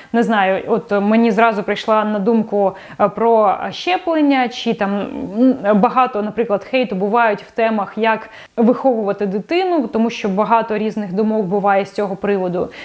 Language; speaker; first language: Ukrainian; non-native, local second language; Russian